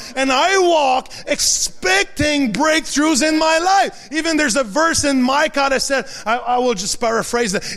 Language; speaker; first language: English; non-native, fluent; French